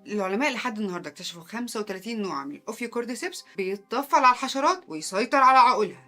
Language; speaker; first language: Arabic; native; Arabic